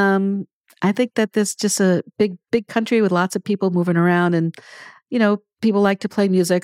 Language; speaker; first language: English; native; English